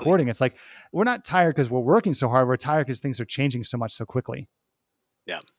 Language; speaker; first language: English; native; English